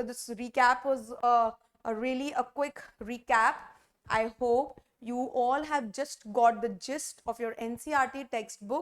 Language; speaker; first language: English; non-native, local second language; Hindi